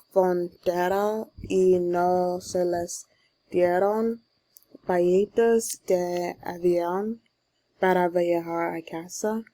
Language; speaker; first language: Spanish; non-native, learner; English